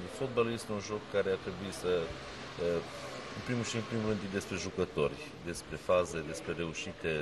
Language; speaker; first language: Romanian; non-native, local second language; Hungarian